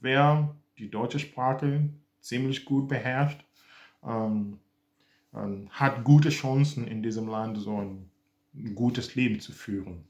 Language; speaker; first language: German; non-native, fluent; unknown